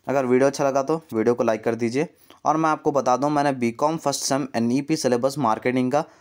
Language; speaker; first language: Hindi; non-native, local second language; Kannada